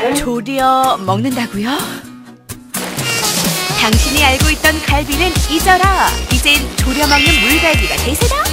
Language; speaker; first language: Korean; native; Korean